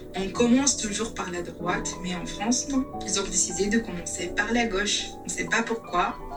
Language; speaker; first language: French; non-native, local second language; Arabic